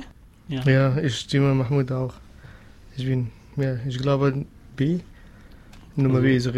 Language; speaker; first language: German; non-native, learner; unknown